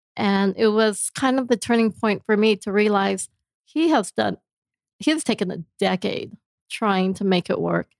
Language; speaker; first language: English; native; English